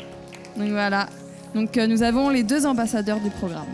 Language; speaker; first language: French; native; French